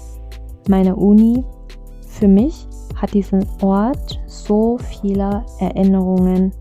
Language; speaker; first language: German; non-native, fluent; Vietnamese